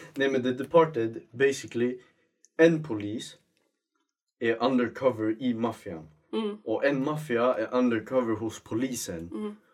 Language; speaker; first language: Swedish; native; Swedish